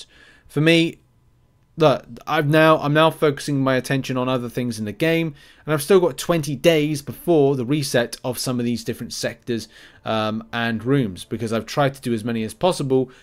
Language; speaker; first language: English; native; English